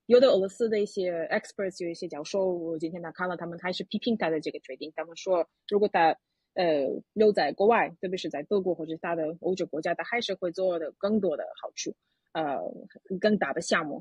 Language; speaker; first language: Chinese; non-native, fluent; Russian